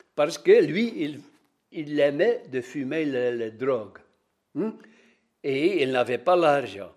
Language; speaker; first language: French; non-native, local second language; Dutch